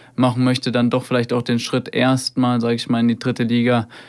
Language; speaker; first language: German; native; German